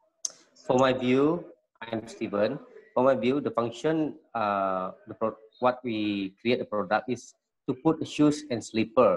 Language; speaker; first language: English; non-native, local second language; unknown